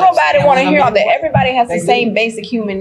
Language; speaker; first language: English; native; English